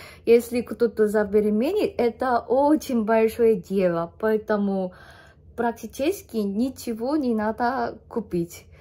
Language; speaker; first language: Russian; non-native, learner; Korean